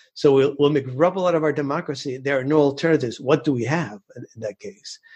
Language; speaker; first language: English; early bilingual, other home language; Spanish